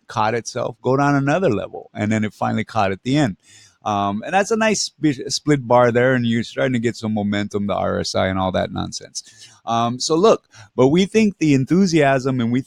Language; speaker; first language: English; native; English